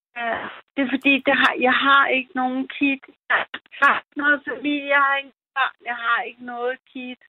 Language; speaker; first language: Danish; early bilingual, other home language; German